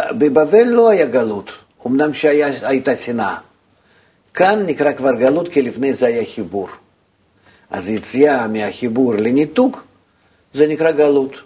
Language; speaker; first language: Hebrew; native; Hebrew